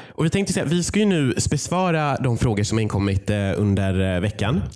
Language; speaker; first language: Swedish; native; Swedish